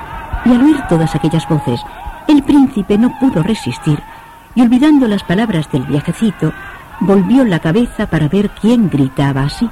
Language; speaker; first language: Spanish; native; Spanish